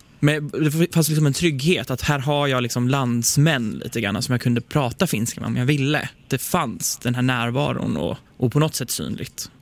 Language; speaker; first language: Swedish; early bilingual, other home language; Finnish